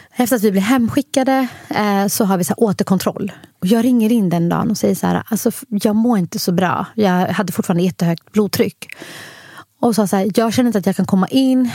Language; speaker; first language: Swedish; early bilingual, other home language; Somali